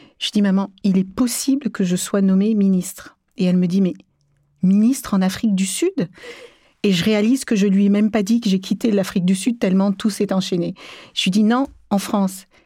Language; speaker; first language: French; early bilingual, other home language; Kabuverdianu